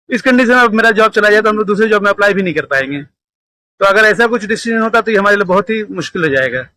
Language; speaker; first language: Hindi; non-native, local second language; Bangla